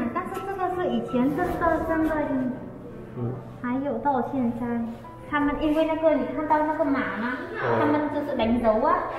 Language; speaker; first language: Chinese; non-native, learner; Vietnamese